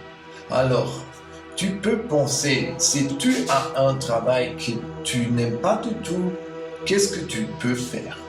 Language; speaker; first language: French; non-native, learner; German